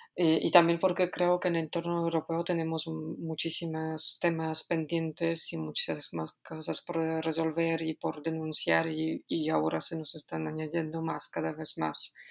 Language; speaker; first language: Spanish; non-native, fluent; Polish